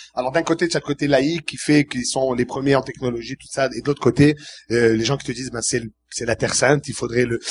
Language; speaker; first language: French; early bilingual, other home language; Arabic